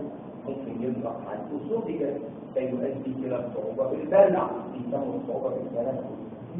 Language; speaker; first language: Arabic; native; Arabic